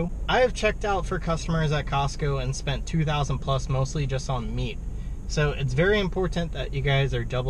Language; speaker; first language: English; native; English